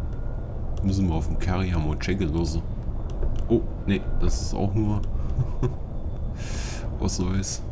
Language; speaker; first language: German; native; German